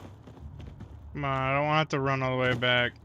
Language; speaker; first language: English; native; English